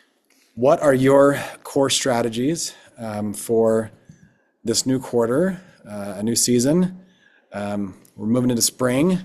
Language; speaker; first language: English; native; English